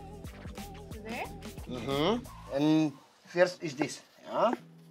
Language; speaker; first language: English; non-native, learner; Slovak